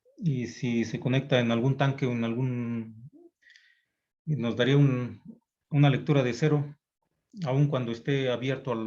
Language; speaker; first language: Spanish; native; Spanish